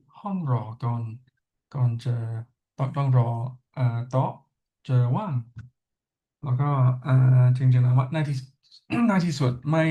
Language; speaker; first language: Thai; non-native, learner; English